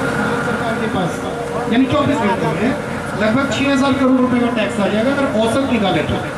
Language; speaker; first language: Hindi; native; Hindi